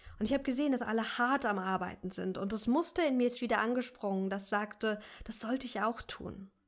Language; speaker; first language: German; native; German